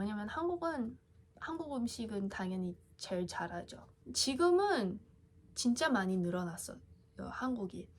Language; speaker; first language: Korean; early bilingual, heritage; English